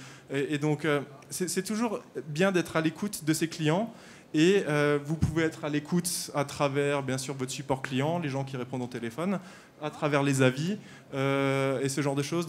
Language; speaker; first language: French; native; French